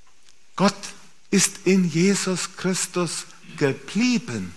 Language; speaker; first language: German; native; German